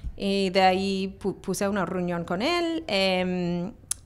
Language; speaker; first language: Spanish; non-native, fluent; English